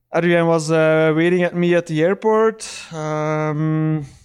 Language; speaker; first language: English; non-native, fluent; Dutch